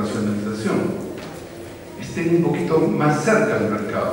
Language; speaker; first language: Spanish; native; Spanish